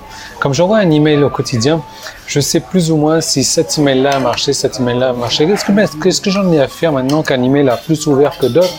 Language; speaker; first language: French; native; French